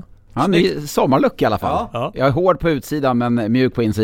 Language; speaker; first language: Swedish; native; Swedish